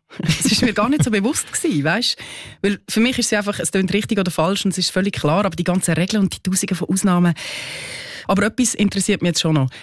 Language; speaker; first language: German; native; German